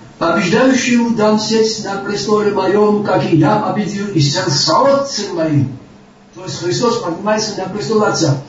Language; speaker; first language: Russian; non-native, local second language; Georgian